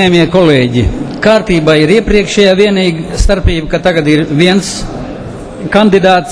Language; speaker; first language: Latvian; native; Latvian